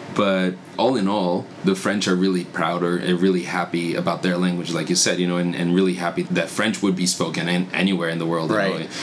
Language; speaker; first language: English; non-native, fluent; Portuguese